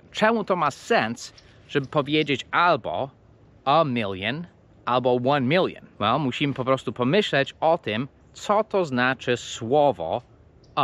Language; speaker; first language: Polish; non-native, fluent; English